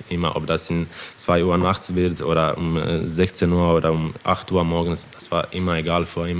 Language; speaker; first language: German; non-native, fluent; Croatian